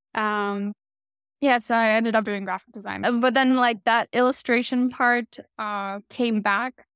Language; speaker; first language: English; early bilingual, other home language; Hindi